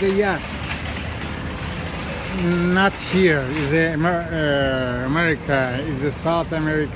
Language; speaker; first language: English; non-native, learner; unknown